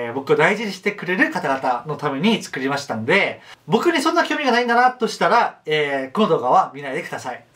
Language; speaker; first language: Japanese; non-native, fluent; Korean